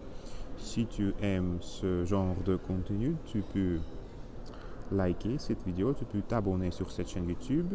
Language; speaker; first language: French; non-native, learner; Spanish